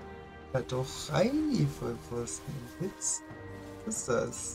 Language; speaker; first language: German; native; German